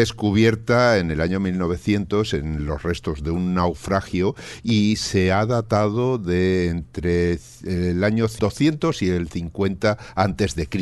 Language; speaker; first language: Spanish; native; Spanish